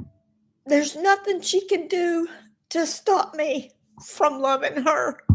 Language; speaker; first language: English; native; English